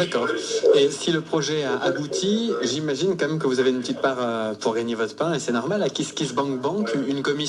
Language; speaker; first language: French; native; French